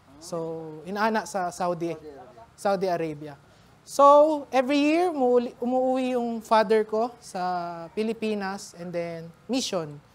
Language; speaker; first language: Filipino; native; Filipino